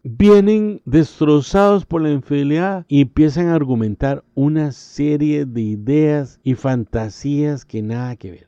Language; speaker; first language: Spanish; native; Spanish